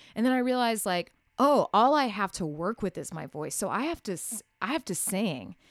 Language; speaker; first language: English; native; English